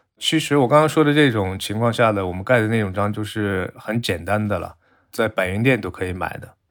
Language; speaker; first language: Chinese; non-native, fluent; Japanese